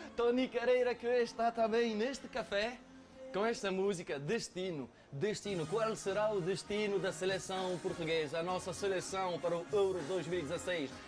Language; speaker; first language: Portuguese; early bilingual, heritage; French